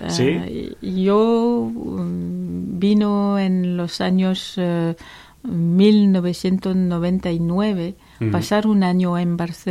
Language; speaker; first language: Spanish; non-native, learner; French